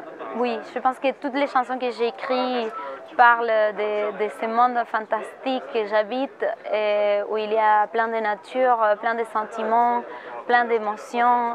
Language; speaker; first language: French; non-native, fluent; Spanish